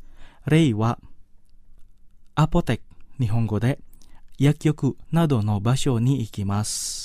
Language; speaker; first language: Japanese; non-native, fluent; Indonesian